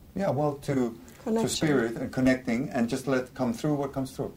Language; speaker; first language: English; non-native, fluent; Danish